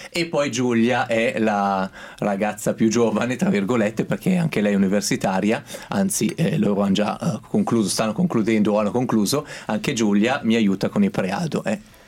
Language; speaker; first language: Italian; native; Italian